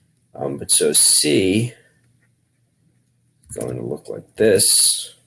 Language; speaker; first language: English; native; English